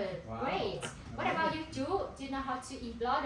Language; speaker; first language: English; non-native, learner; Hmong